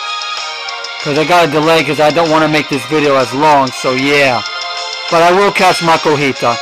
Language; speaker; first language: English; native; English